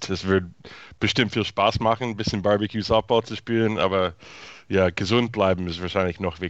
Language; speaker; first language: German; non-native, fluent; English